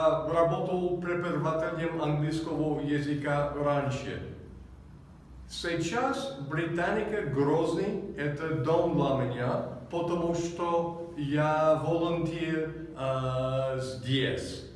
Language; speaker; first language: Russian; non-native, learner; English